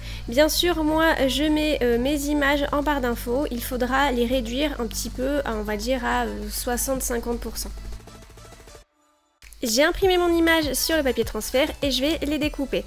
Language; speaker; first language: French; native; French